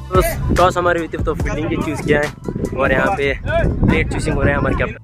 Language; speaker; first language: Hindi; native; Hindi